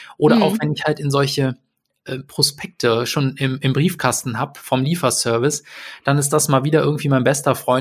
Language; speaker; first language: German; native; German